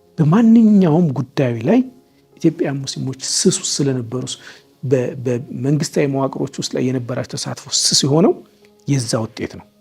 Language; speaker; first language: Amharic; native; Amharic